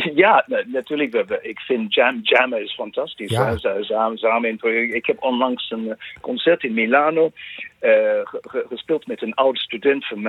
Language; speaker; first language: Dutch; non-native, fluent; English